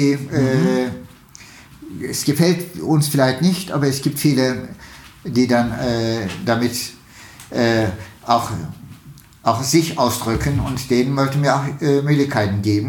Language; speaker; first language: German; non-native, fluent; Turkish